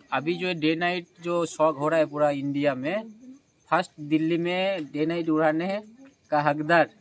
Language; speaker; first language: Hindi; non-native, local second language; Bangla